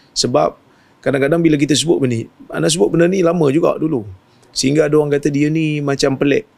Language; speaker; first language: Malay; native; Malay